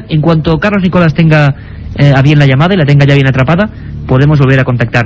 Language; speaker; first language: Spanish; native; Spanish